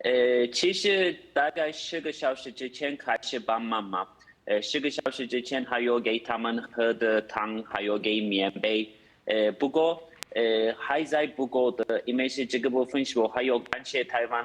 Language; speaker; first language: Chinese; non-native, fluent; Turkish